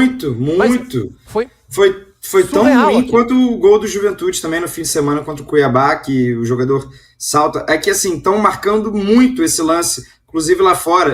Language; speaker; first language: Portuguese; native; Portuguese